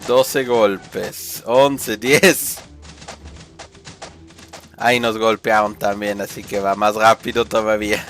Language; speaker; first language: Spanish; non-native, fluent; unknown